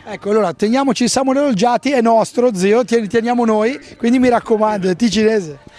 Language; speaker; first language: Italian; native; Italian